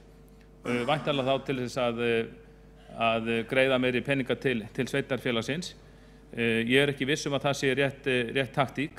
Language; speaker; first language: Icelandic; native; Icelandic